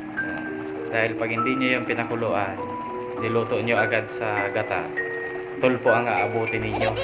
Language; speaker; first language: Filipino; non-native, local second language; Bikol